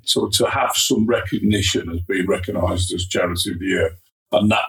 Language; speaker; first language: English; native; English